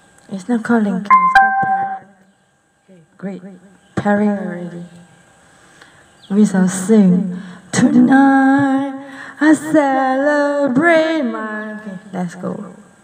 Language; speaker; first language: English; non-native, local second language; Chinese